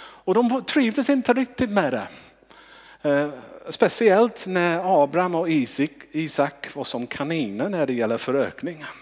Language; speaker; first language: Swedish; non-native, fluent; English